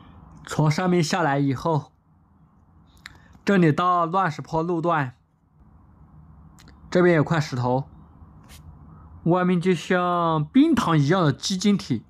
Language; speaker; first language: Chinese; native; Chinese